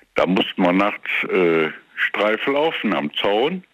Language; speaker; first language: German; native; German